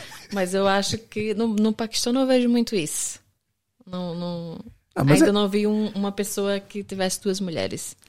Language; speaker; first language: Portuguese; native; Portuguese